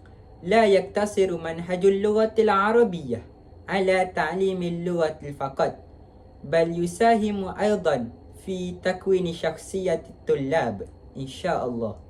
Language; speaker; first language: Arabic; non-native, learner; Malay